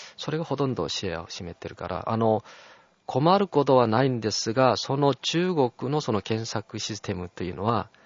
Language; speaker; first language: Japanese; non-native, fluent; Chinese